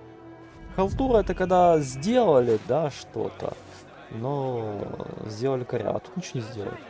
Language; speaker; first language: Russian; native; Russian